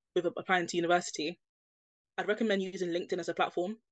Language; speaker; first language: English; native; English